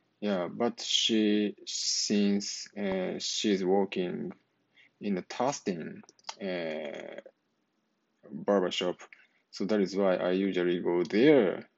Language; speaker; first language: English; non-native, learner; Japanese